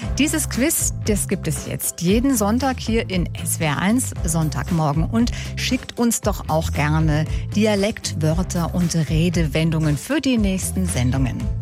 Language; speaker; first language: German; native; German